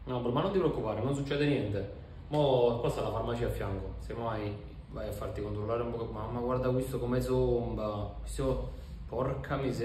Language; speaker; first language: Italian; native; Italian